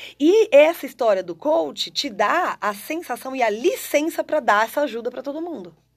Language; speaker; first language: Portuguese; native; Portuguese